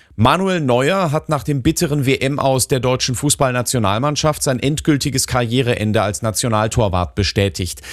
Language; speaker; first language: German; native; German